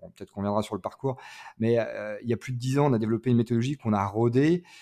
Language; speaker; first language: French; native; French